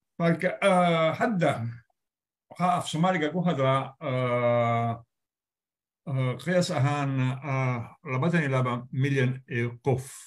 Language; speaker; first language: Somali; non-native, fluent; Italian